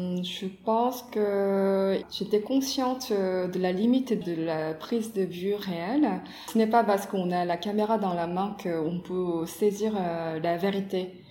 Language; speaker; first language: French; non-native, fluent; Korean